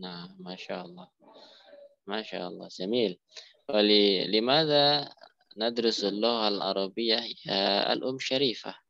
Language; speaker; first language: Arabic; non-native, fluent; Indonesian